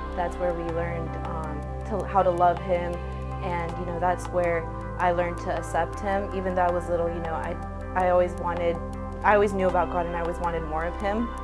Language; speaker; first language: English; early bilingual, other home language; Spanish